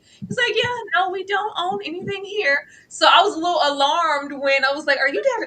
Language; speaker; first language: English; native; English